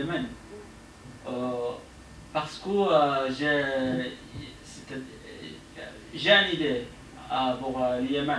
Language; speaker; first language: French; non-native, learner; Arabic